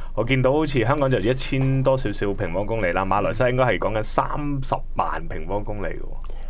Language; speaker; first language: Cantonese; native; Cantonese